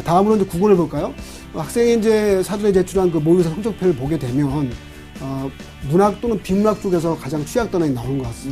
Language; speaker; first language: Korean; native; Korean